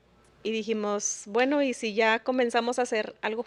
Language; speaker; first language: Spanish; native; Spanish